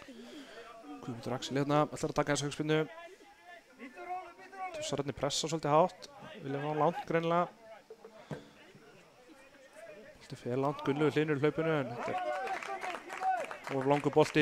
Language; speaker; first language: Icelandic; native; Icelandic